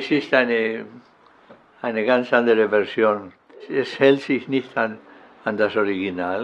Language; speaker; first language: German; non-native, fluent; Spanish